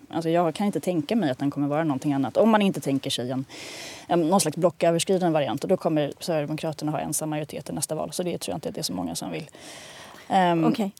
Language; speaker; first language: Swedish; native; Swedish